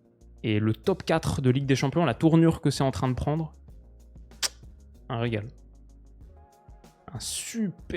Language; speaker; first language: French; native; French